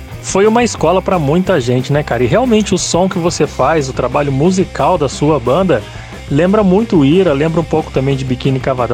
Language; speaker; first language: Portuguese; native; Portuguese